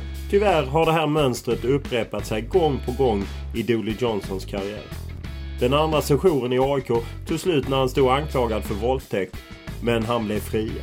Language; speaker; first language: Swedish; native; Swedish